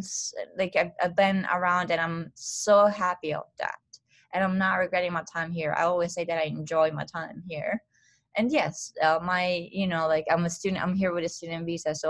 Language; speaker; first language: English; non-native, fluent; Italian